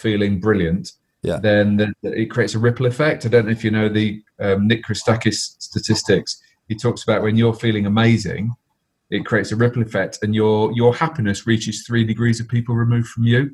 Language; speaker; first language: English; native; English